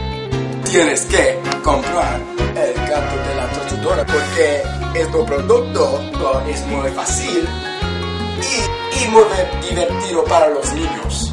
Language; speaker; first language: Spanish; non-native, learner; English